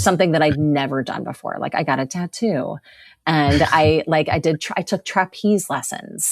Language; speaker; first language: English; native; English